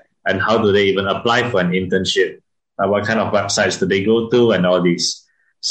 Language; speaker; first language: English; non-native, local second language; Chinese